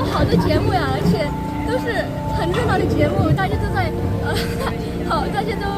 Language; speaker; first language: Chinese; early bilingual, other home language; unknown